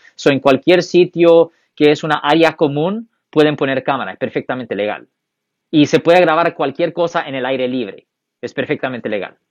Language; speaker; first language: Spanish; early bilingual, heritage; Spanish